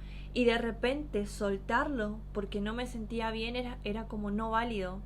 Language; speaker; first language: Spanish; native; Spanish